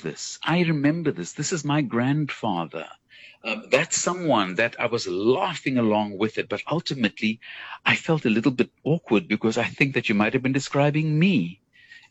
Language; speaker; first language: English; native; English